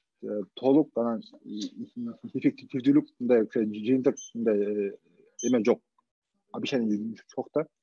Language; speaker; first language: Kyrgyz; non-native, local second language; Russian